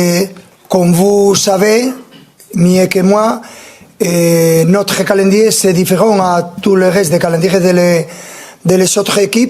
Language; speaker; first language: French; non-native, learner; Spanish